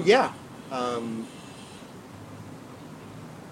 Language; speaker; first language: English; native; English